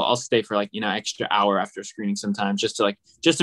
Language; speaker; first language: English; native; English